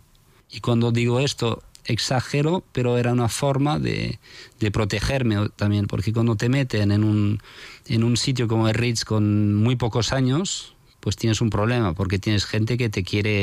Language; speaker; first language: Spanish; non-native, fluent; French